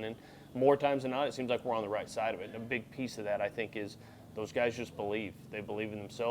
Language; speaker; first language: English; native; English